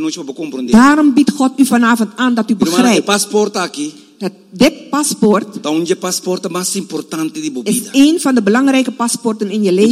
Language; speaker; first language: Dutch; non-native, local second language; Papiamento